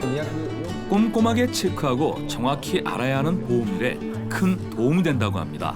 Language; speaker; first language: Korean; native; Korean